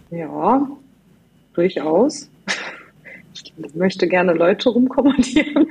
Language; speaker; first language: German; native; German